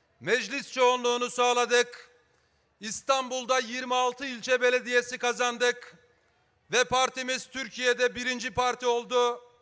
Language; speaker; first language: Turkish; native; Turkish